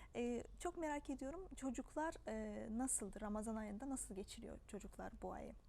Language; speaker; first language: Turkish; native; Turkish